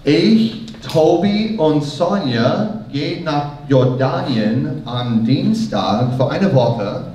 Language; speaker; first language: German; non-native, learner; English